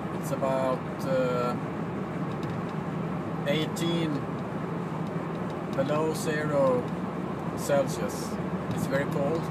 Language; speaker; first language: English; non-native, fluent; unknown